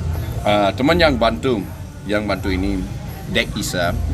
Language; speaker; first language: Indonesian; non-native, fluent; English